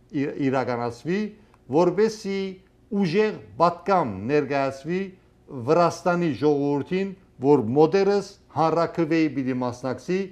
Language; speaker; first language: Armenian; early bilingual, heritage; Armenian